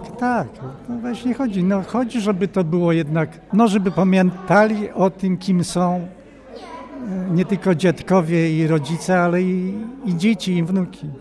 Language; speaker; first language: Polish; non-native, local second language; Ukrainian